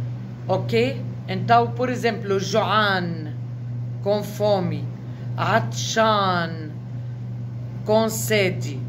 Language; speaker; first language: Portuguese; non-native, fluent; Arabic